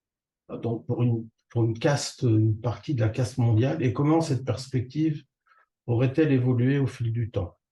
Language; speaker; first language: French; non-native, learner; Hebrew